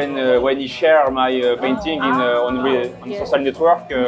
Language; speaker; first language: English; non-native, learner; French